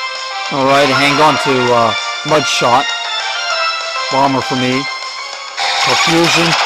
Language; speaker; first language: English; native; English